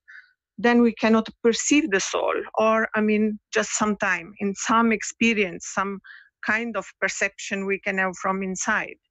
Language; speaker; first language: English; non-native, fluent; Italian